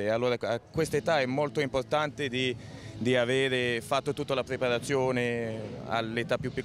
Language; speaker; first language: Italian; early bilingual, heritage; Italian